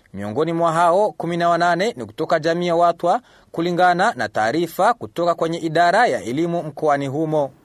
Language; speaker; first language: Swahili; non-native, local second language; Rundi